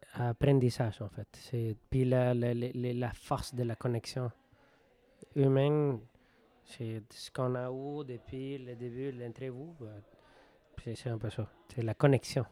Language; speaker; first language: French; non-native, fluent; Spanish